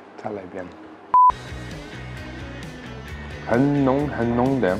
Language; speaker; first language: Chinese; non-native, fluent; German